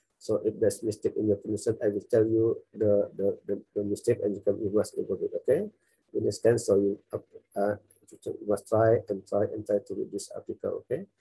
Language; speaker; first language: English; non-native, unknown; Indonesian